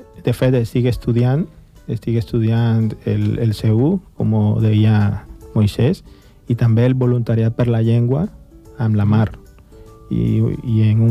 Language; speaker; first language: Catalan; non-native, fluent; Spanish